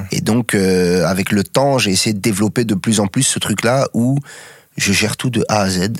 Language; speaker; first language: French; native; French